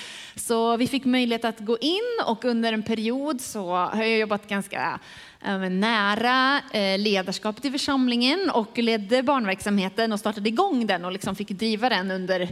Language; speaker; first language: Swedish; native; Swedish